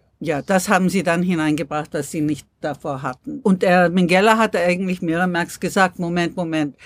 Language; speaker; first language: German; non-native, fluent; English